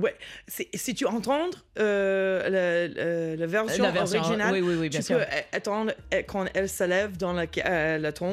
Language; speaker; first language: French; non-native, learner; English